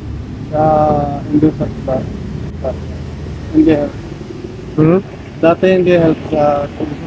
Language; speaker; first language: Filipino; non-native, learner; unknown